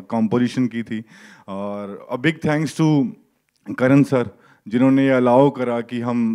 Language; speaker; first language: Hindi; native; Hindi